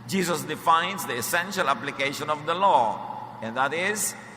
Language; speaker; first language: English; non-native, local second language; Filipino